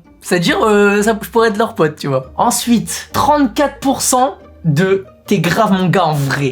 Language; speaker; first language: French; native; French